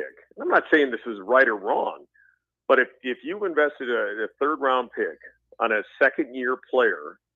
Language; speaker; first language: English; native; English